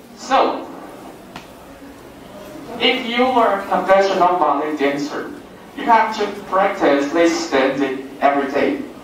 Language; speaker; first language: English; non-native, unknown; Chinese